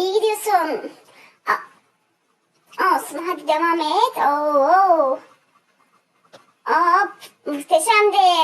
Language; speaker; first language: Turkish; native; Turkish